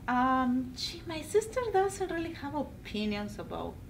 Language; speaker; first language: English; non-native, fluent; Spanish